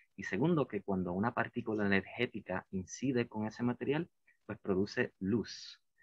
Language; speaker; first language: Spanish; native; Spanish